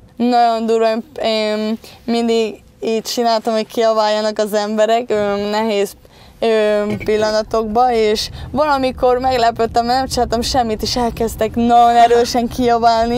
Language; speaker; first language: Hungarian; early bilingual, heritage; Spanish